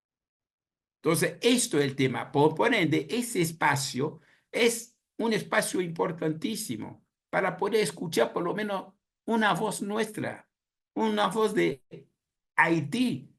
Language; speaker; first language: Spanish; non-native, fluent; Haitian Creole